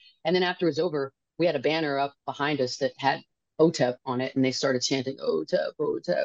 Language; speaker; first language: English; native; English